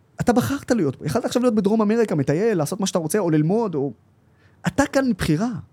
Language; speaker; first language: Hebrew; non-native, local second language; Arabic